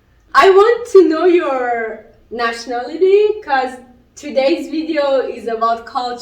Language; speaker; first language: English; non-native, local second language; Persian